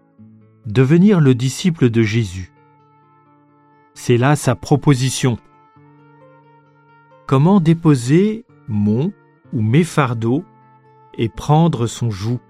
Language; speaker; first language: French; native; French